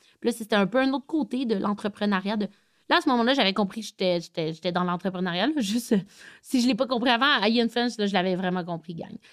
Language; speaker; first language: French; native; French